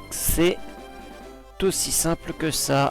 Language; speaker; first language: French; native; French